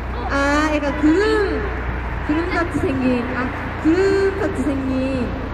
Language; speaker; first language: Korean; non-native, fluent; Japanese